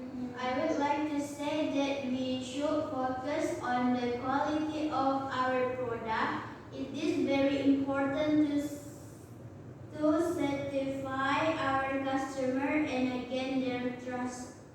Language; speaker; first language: English; non-native, learner; Indonesian